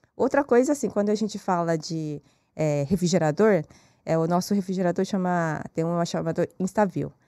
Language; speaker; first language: Portuguese; non-native, fluent; Korean